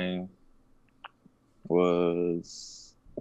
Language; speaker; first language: English; native; English